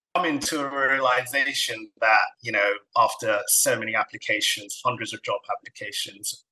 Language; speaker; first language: English; non-native, fluent; Somali